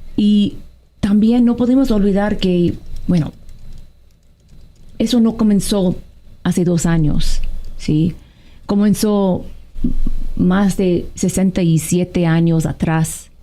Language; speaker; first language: Spanish; non-native, fluent; Arabic